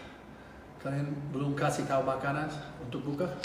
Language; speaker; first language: Indonesian; non-native, fluent; English